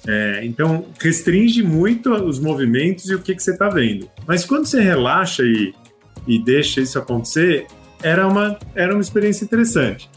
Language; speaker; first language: Portuguese; native; Portuguese